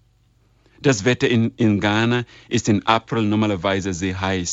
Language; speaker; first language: German; non-native, fluent; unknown